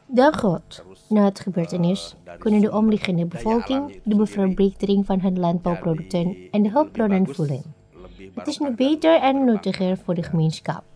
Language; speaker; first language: Dutch; non-native, learner; Indonesian